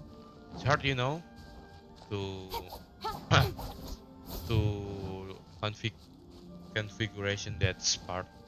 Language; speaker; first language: English; non-native, learner; Indonesian